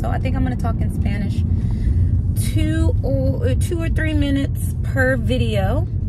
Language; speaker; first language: English; early bilingual, other home language; Spanish